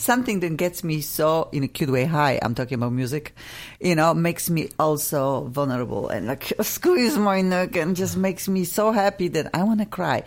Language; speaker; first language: English; non-native, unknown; Russian